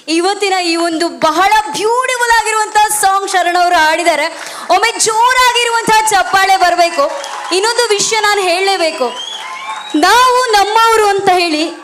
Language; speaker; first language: Kannada; non-native, local second language; Tulu